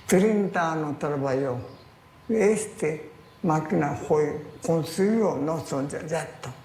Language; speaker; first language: Portuguese; non-native, learner; Japanese